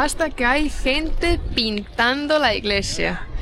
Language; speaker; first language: Spanish; non-native, fluent; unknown